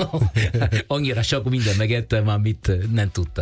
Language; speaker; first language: Hungarian; non-native, learner; Italian